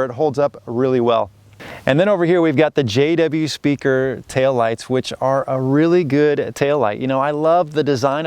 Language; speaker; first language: English; native; English